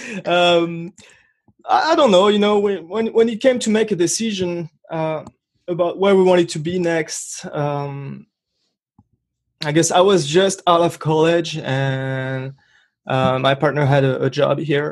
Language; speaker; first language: English; non-native, fluent; French